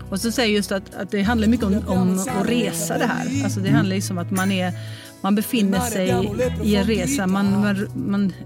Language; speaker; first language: Swedish; early bilingual, heritage; Swedish